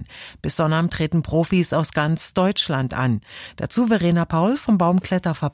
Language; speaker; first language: German; native; German